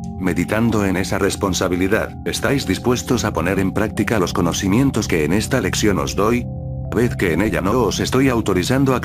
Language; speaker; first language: Spanish; native; Spanish